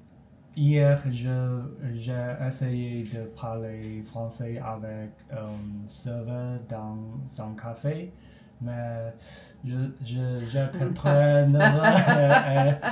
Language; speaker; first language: French; non-native, learner; Chinese